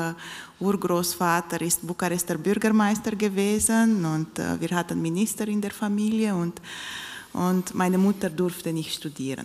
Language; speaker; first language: German; non-native, fluent; Romanian